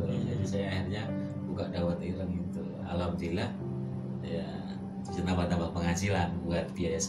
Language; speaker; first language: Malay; non-native, local second language; Javanese